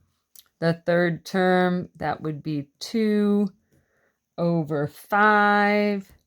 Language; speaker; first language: English; native; English